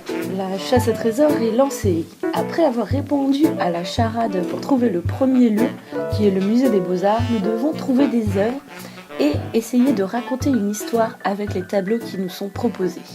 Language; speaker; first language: French; native; French